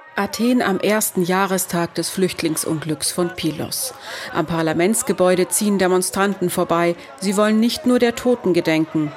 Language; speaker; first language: German; native; German